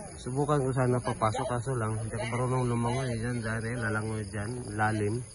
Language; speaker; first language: Filipino; non-native, local second language; Cebuano